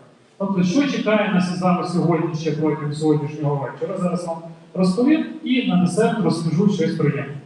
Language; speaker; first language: Ukrainian; native; Ukrainian